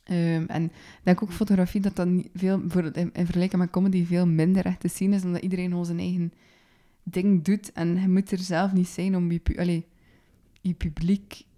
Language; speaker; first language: Dutch; native; Dutch